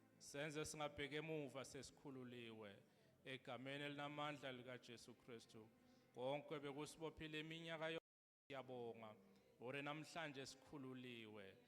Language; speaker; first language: Zulu; native; Zulu